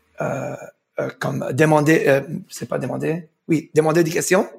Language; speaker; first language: French; non-native, fluent; English